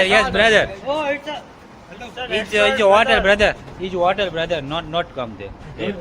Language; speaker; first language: English; non-native, learner; Gujarati